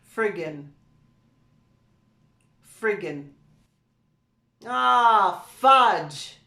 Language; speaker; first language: English; native; English